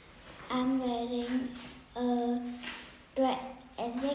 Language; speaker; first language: English; non-native, learner; Vietnamese